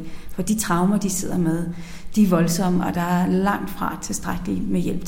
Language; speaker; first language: Danish; native; Danish